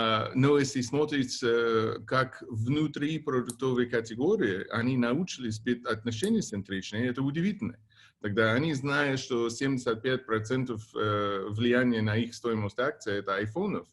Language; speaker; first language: Russian; non-native, fluent; English